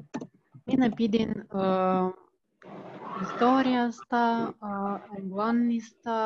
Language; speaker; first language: Finnish; non-native, learner; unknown